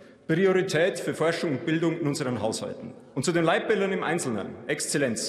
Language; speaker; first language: German; native; German